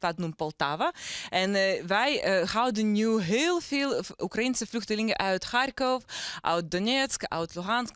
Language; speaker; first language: Dutch; non-native, learner; Ukrainian